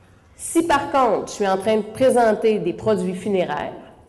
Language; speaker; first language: French; native; French